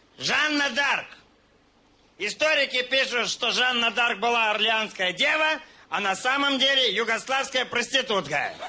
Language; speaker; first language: Russian; native; Russian